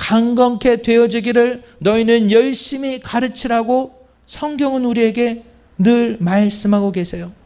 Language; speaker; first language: Korean; native; Korean